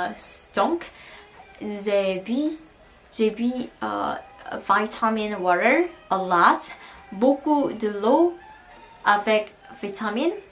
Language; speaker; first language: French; non-native, learner; Korean